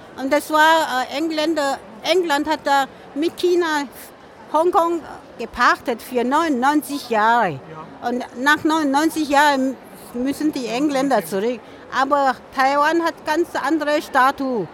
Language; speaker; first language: German; non-native, learner; Min Nan Chinese